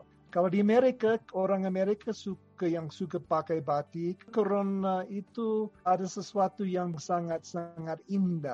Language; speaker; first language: Indonesian; non-native, fluent; English